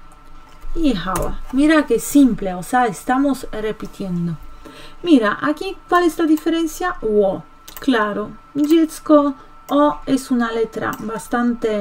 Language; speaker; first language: Spanish; non-native, fluent; Polish